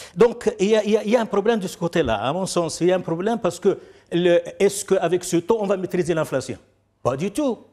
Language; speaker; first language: French; non-native, local second language; Arabic